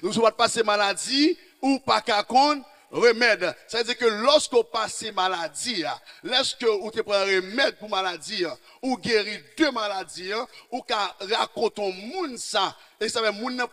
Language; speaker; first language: French; non-native, local second language; Haitian Creole